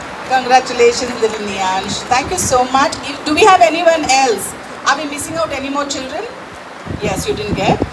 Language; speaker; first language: English; non-native, local second language; Telugu